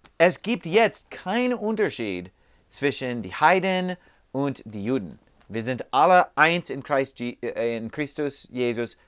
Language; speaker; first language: German; non-native, learner; English